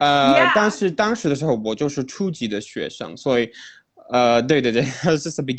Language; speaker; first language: Chinese; non-native, fluent; English